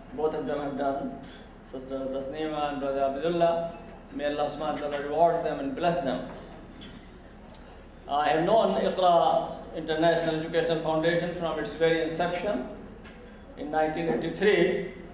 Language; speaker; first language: English; non-native, local second language; Urdu